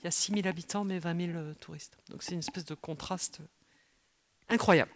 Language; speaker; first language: French; native; French